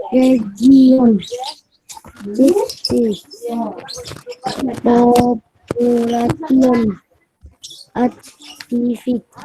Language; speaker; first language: English; non-native, learner; Indonesian